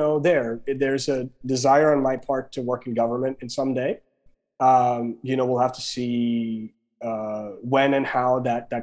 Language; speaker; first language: English; non-native, local second language; Gujarati